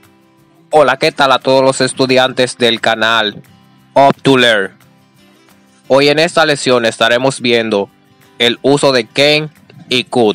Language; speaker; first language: Spanish; native; Spanish